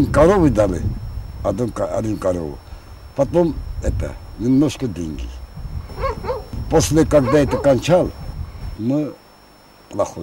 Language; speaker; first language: Russian; non-native, local second language; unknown